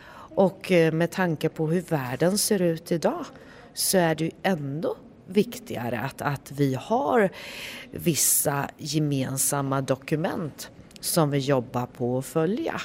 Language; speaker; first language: Swedish; native; Swedish